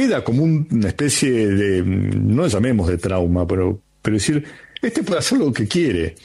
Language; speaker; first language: Spanish; native; Spanish